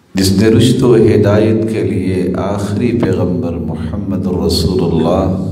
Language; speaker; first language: Urdu; non-native, local second language; Punjabi